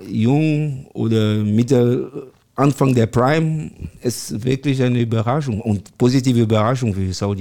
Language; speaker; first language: German; non-native, learner; French